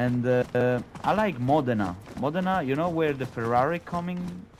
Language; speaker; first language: English; non-native, fluent; Italian